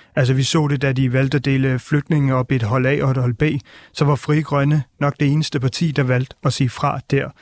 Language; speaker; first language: Danish; native; Danish